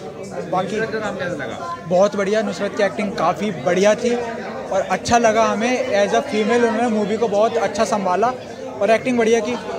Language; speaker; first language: Hindi; native; Hindi